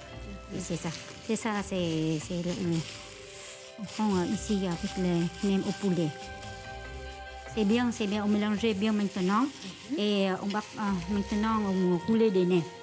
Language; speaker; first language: French; non-native, learner; Vietnamese